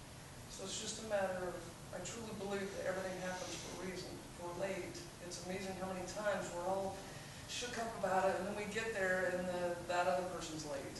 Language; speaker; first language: English; native; English